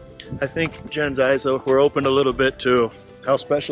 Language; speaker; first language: English; native; English